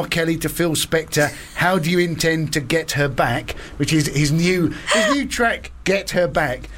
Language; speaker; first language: English; native; English